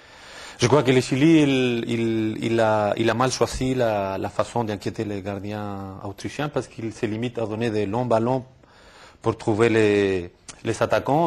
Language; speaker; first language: French; non-native, fluent; Spanish